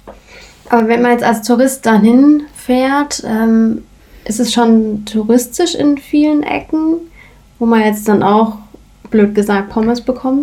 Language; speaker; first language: German; native; German